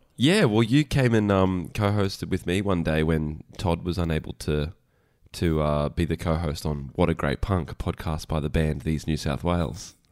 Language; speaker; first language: English; native; English